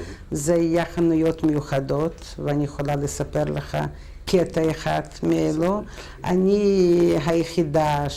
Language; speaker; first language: Hebrew; non-native, fluent; Russian